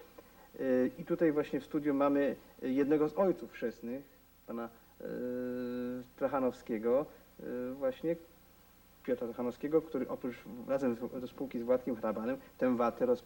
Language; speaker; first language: Polish; non-native, local second language; Rusyn